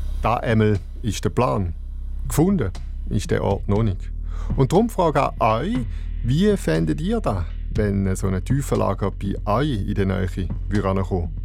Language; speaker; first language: German; native; German